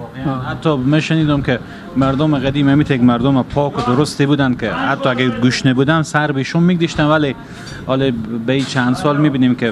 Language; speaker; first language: Persian; native; Persian